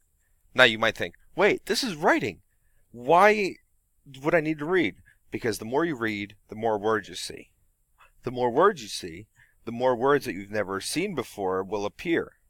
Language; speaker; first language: English; native; English